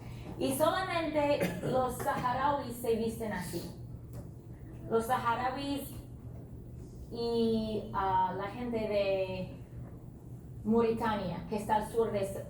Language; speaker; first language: Spanish; non-native, fluent; English